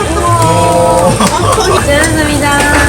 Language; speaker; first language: Korean; non-native, learner; Japanese